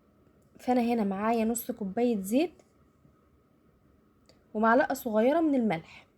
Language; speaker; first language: Arabic; native; Arabic